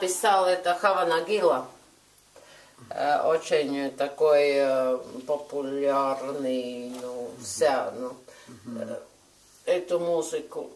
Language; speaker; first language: Russian; non-native, learner; Latvian